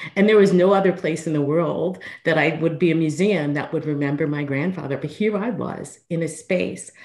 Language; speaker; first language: English; native; English